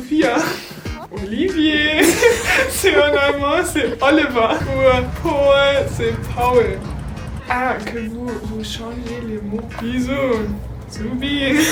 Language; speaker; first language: French; non-native, learner; German